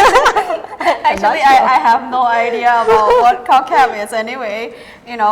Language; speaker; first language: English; non-native, fluent; Thai